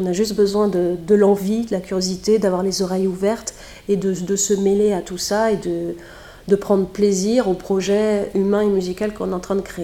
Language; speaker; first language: French; native; French